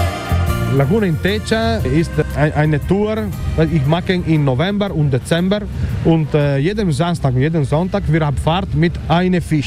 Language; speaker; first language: German; non-native, learner; Italian